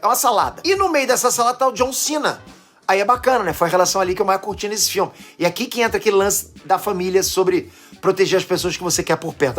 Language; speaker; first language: Portuguese; native; Portuguese